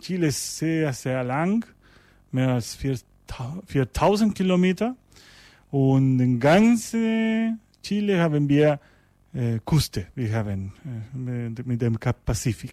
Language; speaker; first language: German; non-native, learner; Spanish